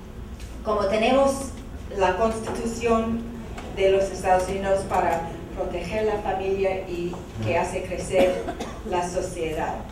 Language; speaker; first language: Spanish; non-native, learner; English